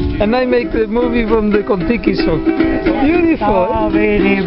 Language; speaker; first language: English; non-native, learner; Spanish